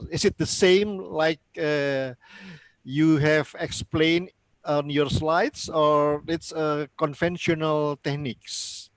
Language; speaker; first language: English; non-native, learner; Indonesian